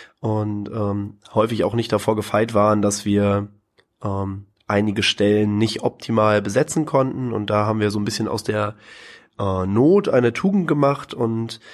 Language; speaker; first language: German; native; German